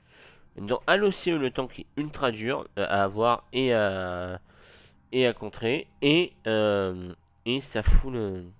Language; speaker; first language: French; native; French